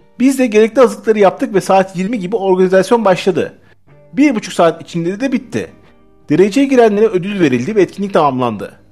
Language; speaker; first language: Turkish; native; Turkish